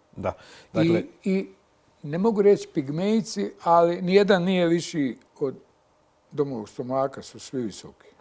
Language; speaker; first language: Bosnian; native; Bosnian